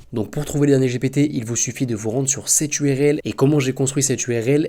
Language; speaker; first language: French; native; French